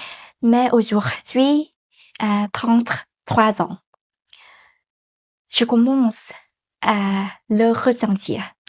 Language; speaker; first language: French; non-native, learner; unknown